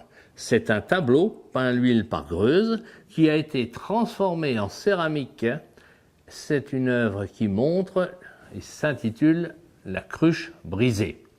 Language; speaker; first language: French; native; French